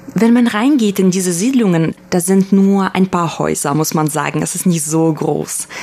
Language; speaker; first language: German; early bilingual, other home language; Russian